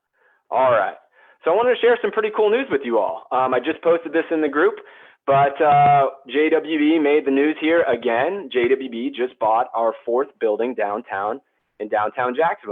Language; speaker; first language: English; native; English